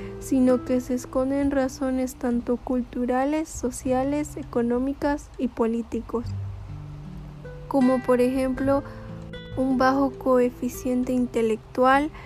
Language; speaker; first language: Spanish; native; Spanish